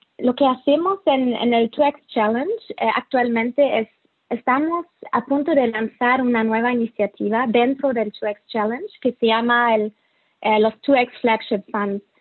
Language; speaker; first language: Spanish; non-native, fluent; German